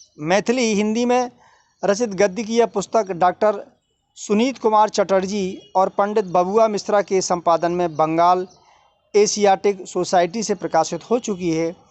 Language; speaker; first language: Hindi; native; Hindi